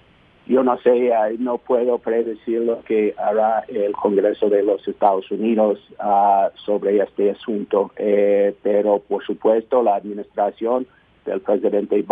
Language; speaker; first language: Spanish; non-native, fluent; English